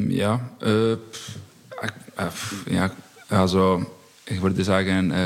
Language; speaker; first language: German; non-native, learner; Icelandic